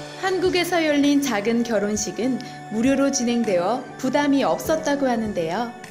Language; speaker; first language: Korean; native; Korean